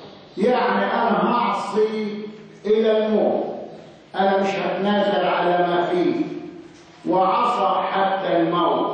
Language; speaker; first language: Arabic; native; Arabic